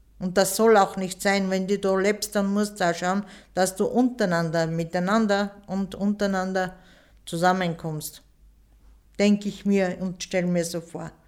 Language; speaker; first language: German; early bilingual, other home language; Turkish